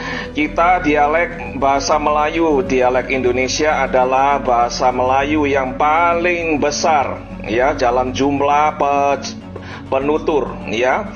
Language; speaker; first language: Indonesian; native; Indonesian